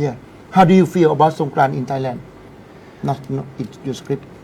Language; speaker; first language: English; non-native, learner; Thai